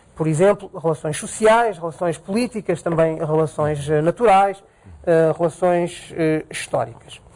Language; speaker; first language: Portuguese; native; Portuguese